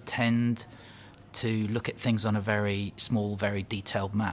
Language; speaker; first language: English; native; English